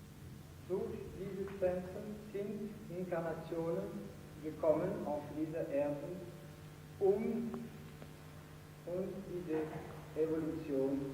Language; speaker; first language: German; non-native, fluent; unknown